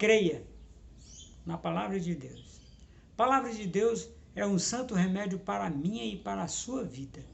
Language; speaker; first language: Portuguese; native; Portuguese